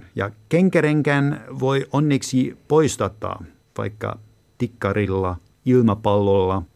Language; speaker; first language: Finnish; non-native, fluent; German